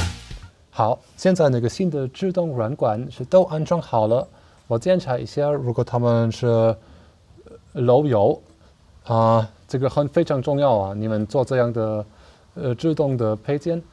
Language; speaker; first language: Chinese; non-native, learner; German